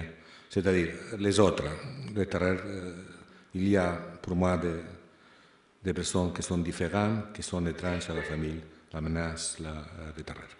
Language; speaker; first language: French; non-native, fluent; Spanish